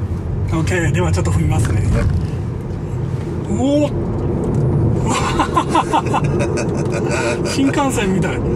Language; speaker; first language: Japanese; native; Japanese